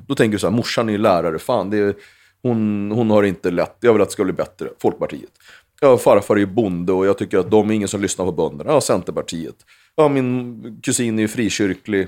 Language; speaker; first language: Swedish; native; Swedish